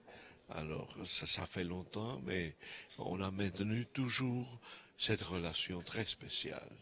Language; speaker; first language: French; non-native, fluent; Spanish